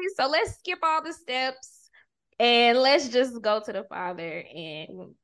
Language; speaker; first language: English; native; English